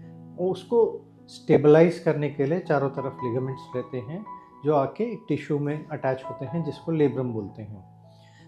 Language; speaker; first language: Hindi; native; Hindi